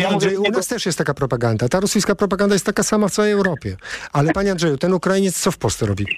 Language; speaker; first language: Polish; native; Polish